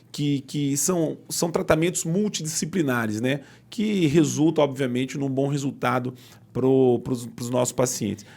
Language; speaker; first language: Portuguese; native; Portuguese